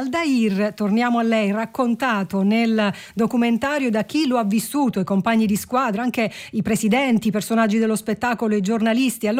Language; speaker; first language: Italian; native; Italian